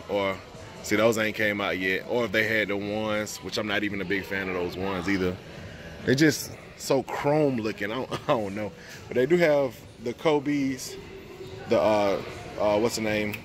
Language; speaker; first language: English; native; English